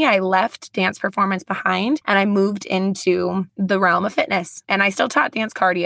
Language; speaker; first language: English; native; English